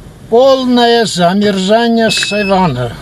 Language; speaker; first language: Russian; non-native, local second language; Armenian